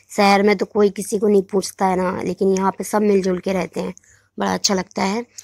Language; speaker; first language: Hindi; native; Hindi